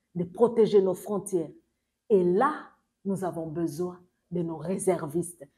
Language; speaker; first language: French; non-native, local second language; Swahili